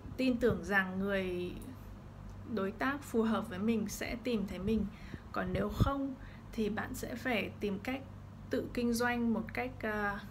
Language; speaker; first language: Vietnamese; early bilingual, heritage; Vietnamese